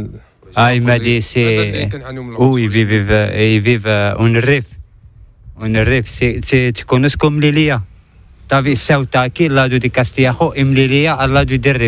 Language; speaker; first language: Spanish; non-native, learner; Arabic